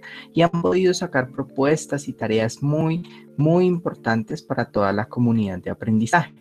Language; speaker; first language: Spanish; native; Spanish